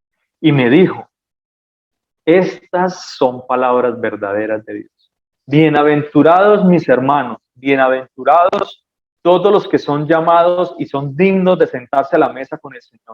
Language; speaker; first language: Spanish; native; Spanish